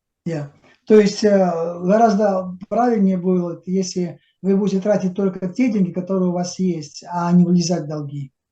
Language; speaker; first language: Russian; native; Russian